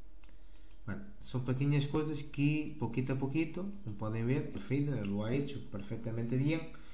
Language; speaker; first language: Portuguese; non-native, learner; Spanish